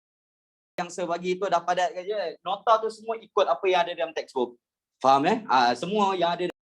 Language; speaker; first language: Malay; native; Malay